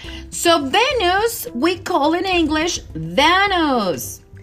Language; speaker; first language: English; non-native, learner; Spanish